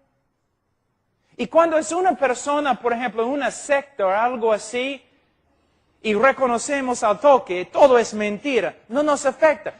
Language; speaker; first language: Spanish; non-native, fluent; English